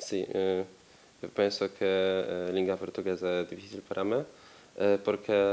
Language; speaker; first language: Portuguese; non-native, learner; Polish